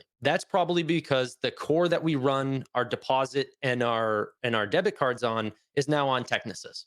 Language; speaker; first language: English; native; English